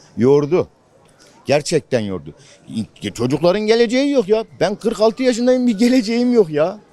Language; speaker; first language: Turkish; native; Turkish